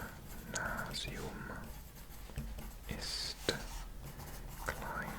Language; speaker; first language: German; non-native, learner; English